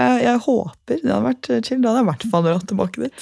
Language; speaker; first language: Norwegian; native; Norwegian